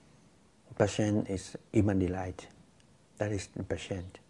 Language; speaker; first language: Dutch; non-native, fluent; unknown